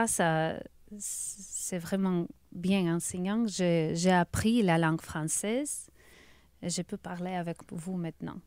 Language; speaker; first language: French; non-native, learner; Ukrainian